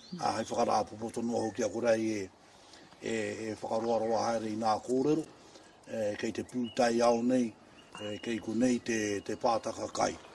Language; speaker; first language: Māori; native; Māori